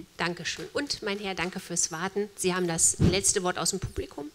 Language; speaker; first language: German; native; German